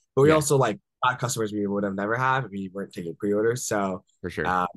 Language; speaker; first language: English; native; English